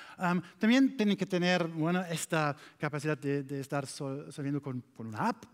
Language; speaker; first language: Spanish; non-native, learner; German